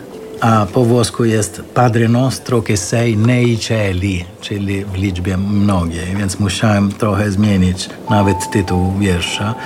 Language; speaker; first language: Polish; non-native, fluent; Italian